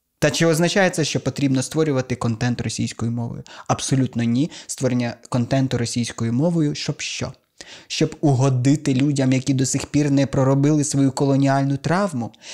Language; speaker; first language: Ukrainian; native; Ukrainian